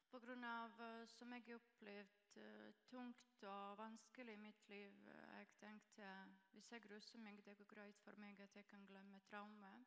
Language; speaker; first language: Norwegian; non-native, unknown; Croatian